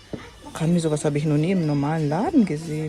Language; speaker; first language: German; non-native, fluent; Filipino